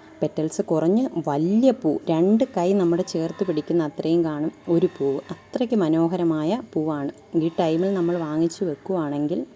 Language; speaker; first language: Malayalam; native; Malayalam